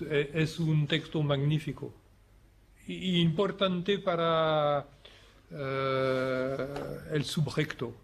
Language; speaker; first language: Spanish; non-native, learner; French